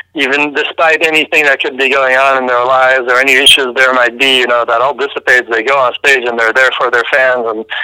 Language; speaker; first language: English; early bilingual, other home language; French